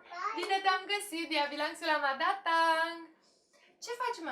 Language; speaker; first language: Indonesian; non-native, fluent; Romanian